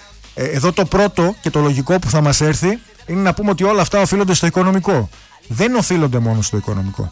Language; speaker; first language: Greek; native; Greek